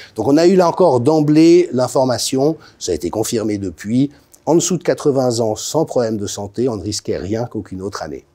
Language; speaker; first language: French; native; French